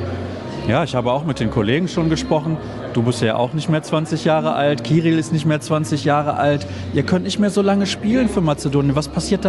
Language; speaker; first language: German; native; German